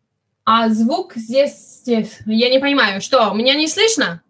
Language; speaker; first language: Russian; early bilingual, heritage; Italian